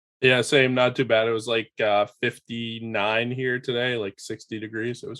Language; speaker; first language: English; native; English